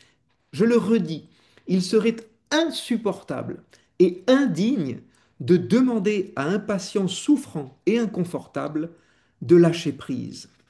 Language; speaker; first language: French; native; French